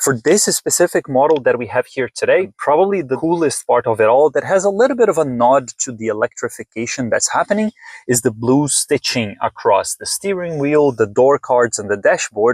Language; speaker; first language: English; native; English